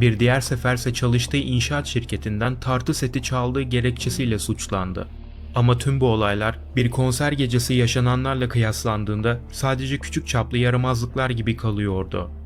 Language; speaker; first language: Turkish; native; Turkish